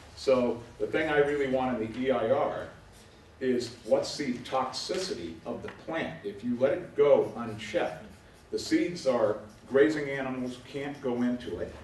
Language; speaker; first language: English; native; English